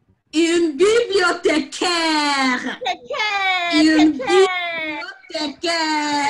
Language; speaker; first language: French; non-native, fluent; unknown